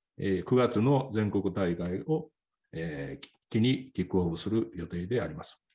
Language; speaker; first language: Japanese; native; Japanese